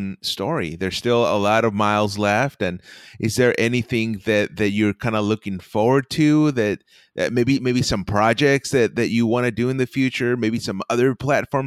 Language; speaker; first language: English; early bilingual, other home language; Spanish